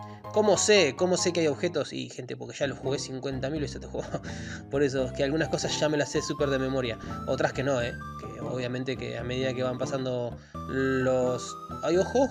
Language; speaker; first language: Spanish; native; Spanish